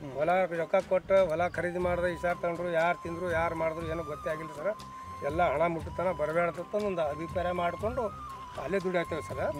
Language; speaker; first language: Kannada; non-native, local second language; Lambadi